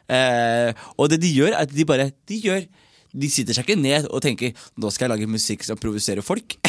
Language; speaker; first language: Norwegian; early bilingual, other home language; Somali